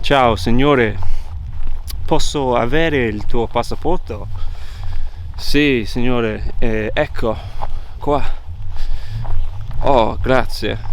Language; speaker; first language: Italian; non-native, learner; English